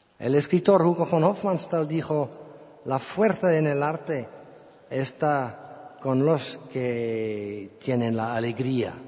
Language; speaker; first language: Spanish; non-native, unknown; English